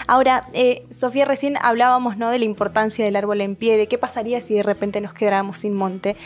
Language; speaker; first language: Spanish; native; Spanish